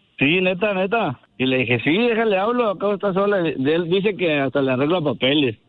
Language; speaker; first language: Spanish; native; Spanish